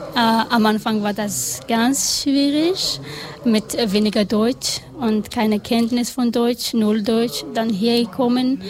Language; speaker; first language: German; non-native, learner; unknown